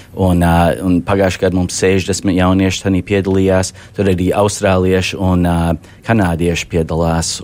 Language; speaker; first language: Latvian; early bilingual, heritage; Latvian